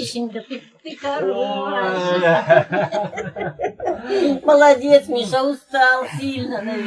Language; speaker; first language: Russian; native; Russian